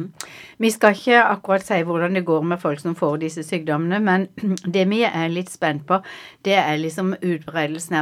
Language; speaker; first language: Norwegian; native; Norwegian